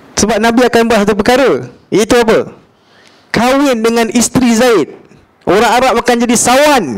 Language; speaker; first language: Malay; native; Malay